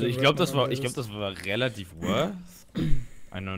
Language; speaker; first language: German; native; German